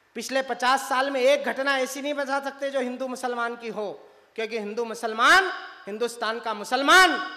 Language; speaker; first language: Hindi; native; Hindi